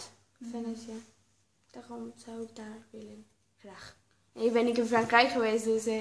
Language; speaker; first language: Dutch; non-native, learner; Spanish